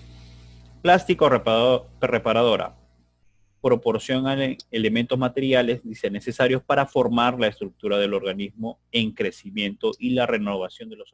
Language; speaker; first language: Spanish; native; Spanish